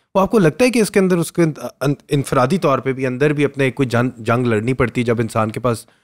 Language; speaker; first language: Urdu; native; Urdu